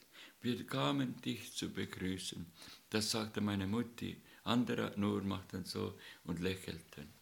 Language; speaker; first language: German; non-native, learner; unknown